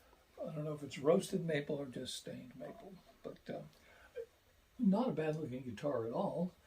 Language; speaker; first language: English; native; English